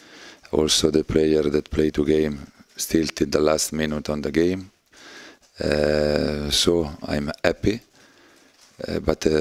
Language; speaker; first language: English; non-native, learner; Italian